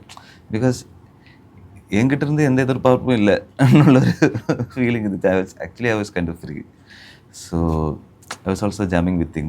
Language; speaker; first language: Tamil; early bilingual, heritage; Tamil